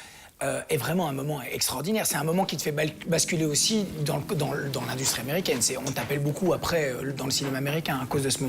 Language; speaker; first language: French; native; French